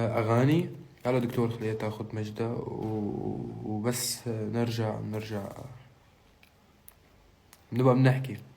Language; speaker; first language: Arabic; native; Arabic